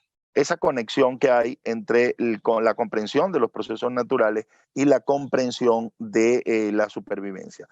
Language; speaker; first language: Spanish; native; Spanish